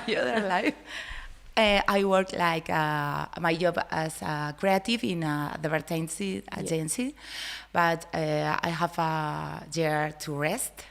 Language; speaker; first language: English; non-native, learner; Spanish